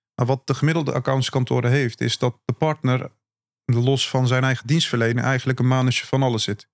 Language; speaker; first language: Dutch; early bilingual, other home language; Turkish